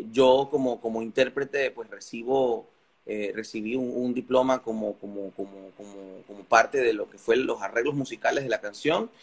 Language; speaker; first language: Spanish; native; Spanish